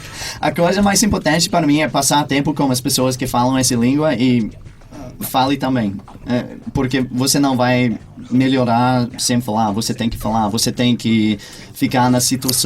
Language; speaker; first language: Portuguese; non-native, fluent; English